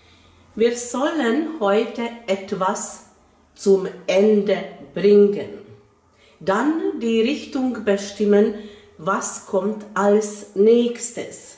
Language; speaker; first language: German; non-native, fluent; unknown